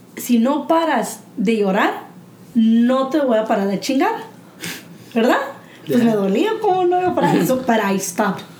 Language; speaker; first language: English; early bilingual, other home language; Spanish